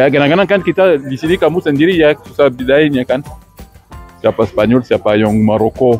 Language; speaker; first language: Indonesian; non-native, fluent; Spanish